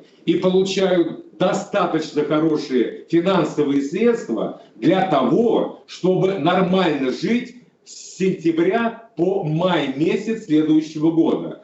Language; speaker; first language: Russian; native; Russian